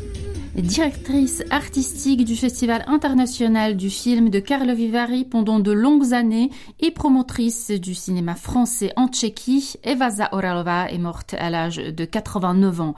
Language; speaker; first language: French; native; French